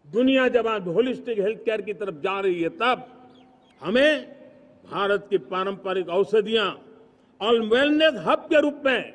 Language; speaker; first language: Hindi; non-native, local second language; Gujarati